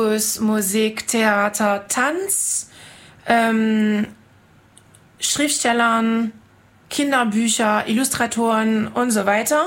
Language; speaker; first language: German; non-native, fluent; French